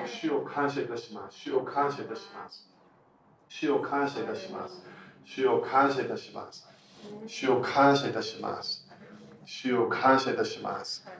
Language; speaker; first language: Japanese; non-native, fluent; English